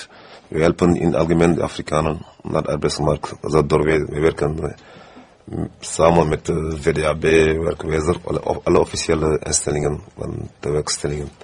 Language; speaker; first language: Dutch; non-native, fluent; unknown